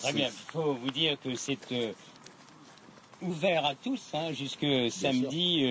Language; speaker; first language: French; native; French